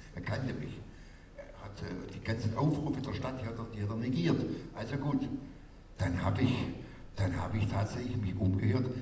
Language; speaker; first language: German; native; German